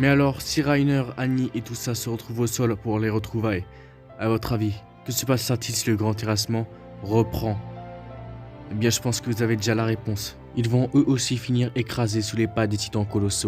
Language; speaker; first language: French; native; French